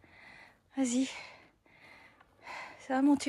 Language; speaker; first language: French; native; French